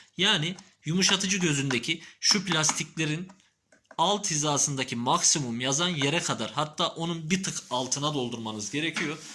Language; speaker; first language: Turkish; native; Turkish